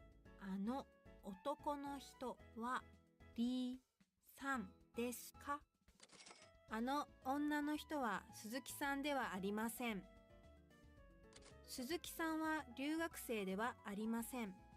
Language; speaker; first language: Japanese; non-native, learner; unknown